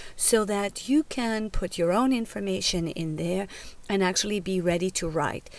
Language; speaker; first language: English; native; English